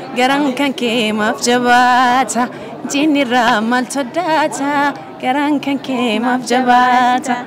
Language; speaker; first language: Oromo; native; Oromo